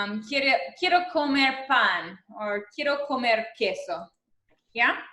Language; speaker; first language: Spanish; non-native, fluent; English